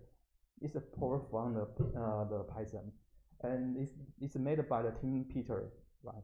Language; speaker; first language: English; non-native, learner; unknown